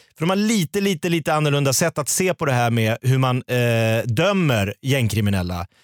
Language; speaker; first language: Swedish; native; Swedish